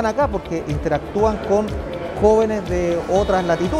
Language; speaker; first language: Spanish; native; Spanish